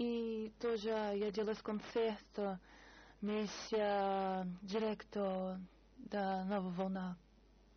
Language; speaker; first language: Russian; non-native, learner; Portuguese